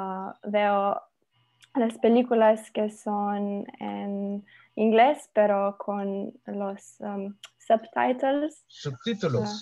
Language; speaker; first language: Spanish; non-native, learner; Slovenian